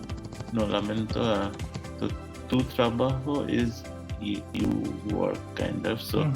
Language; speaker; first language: Spanish; non-native, learner; English